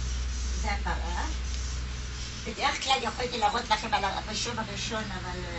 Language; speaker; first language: Hebrew; non-native, fluent; German